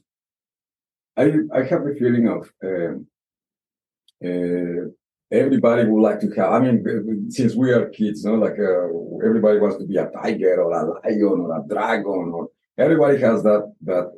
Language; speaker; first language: English; non-native, fluent; Spanish